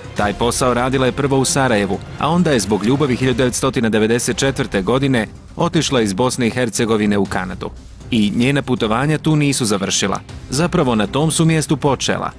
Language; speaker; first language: Serbian; native; Serbian